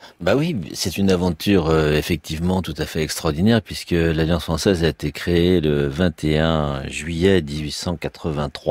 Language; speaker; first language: French; native; French